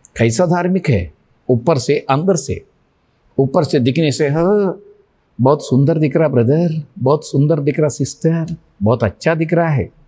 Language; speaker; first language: Hindi; non-native, local second language; Telugu